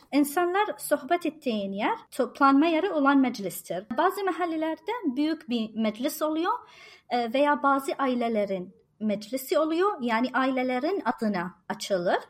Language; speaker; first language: Turkish; non-native, fluent; Arabic